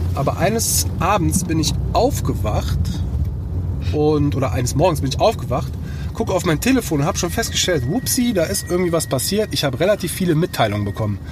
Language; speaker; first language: German; early bilingual, other home language; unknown